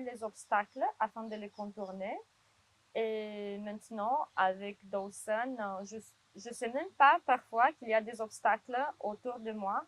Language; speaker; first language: French; non-native, fluent; Romanian